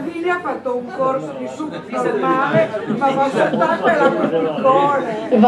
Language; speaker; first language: Italian; native; Italian